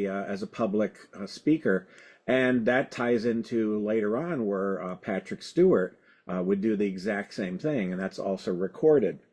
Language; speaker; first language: English; native; English